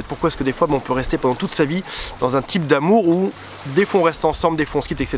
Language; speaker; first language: French; native; French